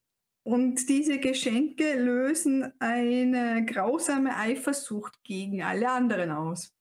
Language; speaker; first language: German; native; German